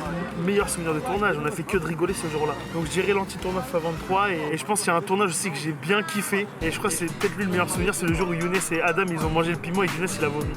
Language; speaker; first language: French; native; French